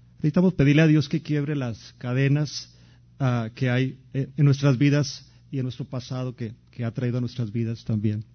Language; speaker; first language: Spanish; native; Spanish